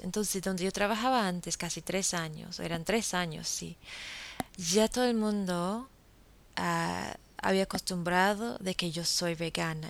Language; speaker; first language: Spanish; non-native, fluent; English